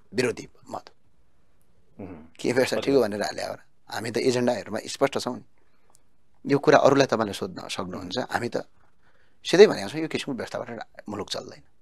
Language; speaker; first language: Nepali; native; Nepali